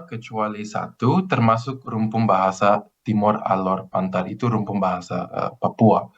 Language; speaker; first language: Indonesian; non-native, fluent; Greek